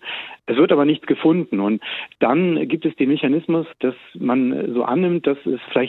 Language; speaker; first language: German; native; German